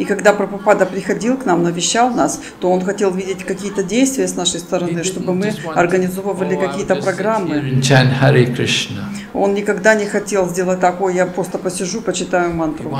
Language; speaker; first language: Russian; native; Russian